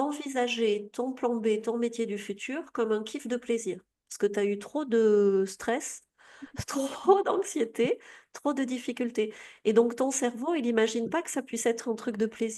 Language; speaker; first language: French; native; French